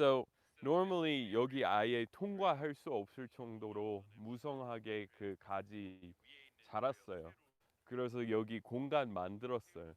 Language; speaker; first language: Korean; non-native, fluent; English